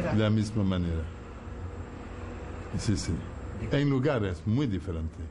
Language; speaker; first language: Spanish; non-native, fluent; Haitian Creole